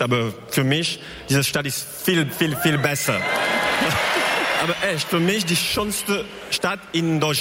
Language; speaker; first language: German; non-native, learner; French